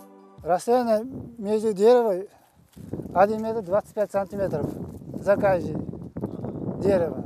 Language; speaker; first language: Russian; non-native, learner; Uzbek